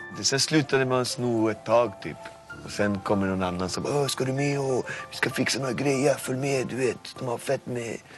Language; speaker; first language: Swedish; native; Swedish